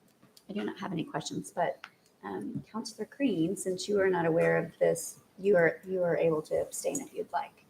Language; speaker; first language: English; native; English